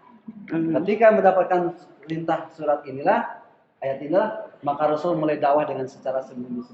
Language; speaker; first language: Indonesian; non-native, local second language; Sundanese